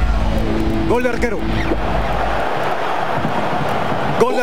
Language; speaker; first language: Spanish; native; Spanish